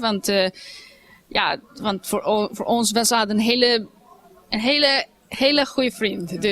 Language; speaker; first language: Dutch; non-native, fluent; Spanish